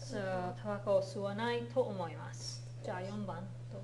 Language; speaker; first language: Japanese; non-native, fluent; English